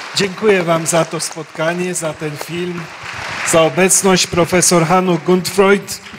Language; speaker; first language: Polish; native; Polish